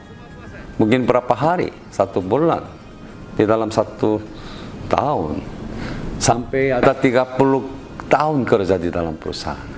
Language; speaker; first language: Indonesian; non-native, learner; Korean